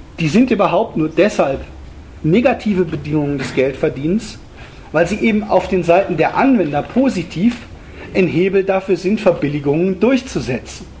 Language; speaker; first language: German; native; German